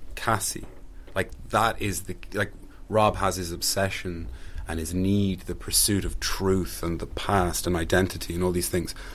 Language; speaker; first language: English; native; English